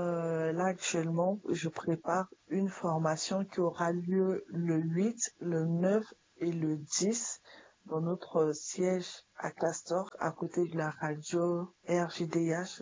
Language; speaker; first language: French; non-native, local second language; Sango